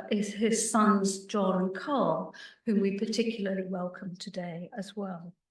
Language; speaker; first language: English; native; English